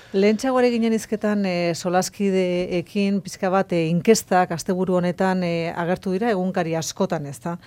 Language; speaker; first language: Basque; native; Basque